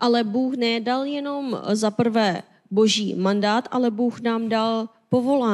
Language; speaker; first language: Czech; non-native, fluent; Korean